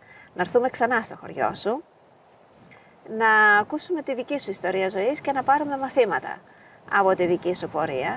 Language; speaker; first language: Greek; native; Greek